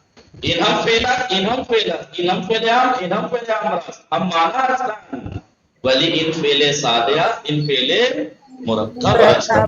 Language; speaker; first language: Persian; non-native, fluent; Urdu